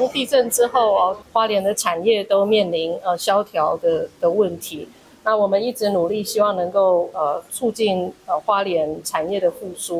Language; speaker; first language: Chinese; native; Chinese